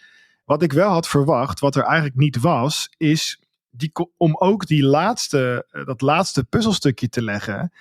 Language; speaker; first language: Dutch; native; Dutch